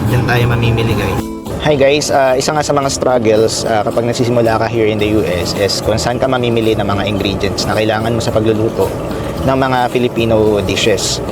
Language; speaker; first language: Filipino; native; Filipino